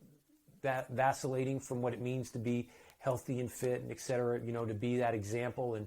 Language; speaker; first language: English; native; English